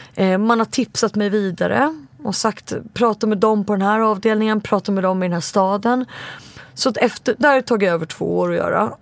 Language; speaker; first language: Swedish; native; Swedish